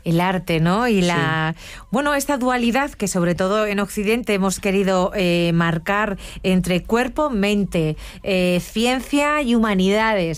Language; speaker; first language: Spanish; native; Spanish